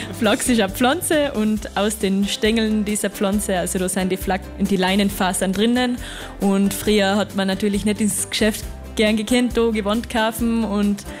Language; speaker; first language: German; native; German